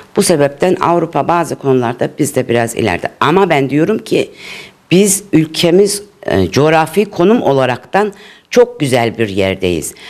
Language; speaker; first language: Turkish; early bilingual, heritage; Turkish